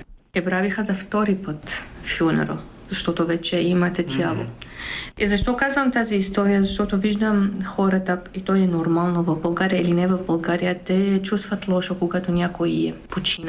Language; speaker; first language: Bulgarian; non-native, fluent; Arabic